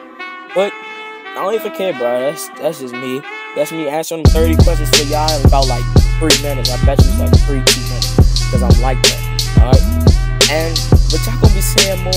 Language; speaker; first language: English; native; English